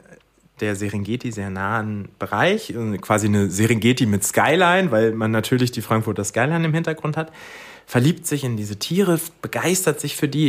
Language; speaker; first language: German; native; German